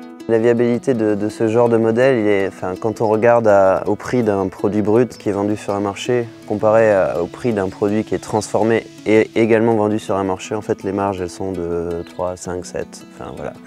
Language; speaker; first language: French; native; French